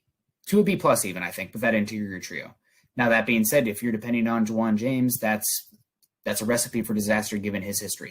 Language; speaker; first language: English; native; English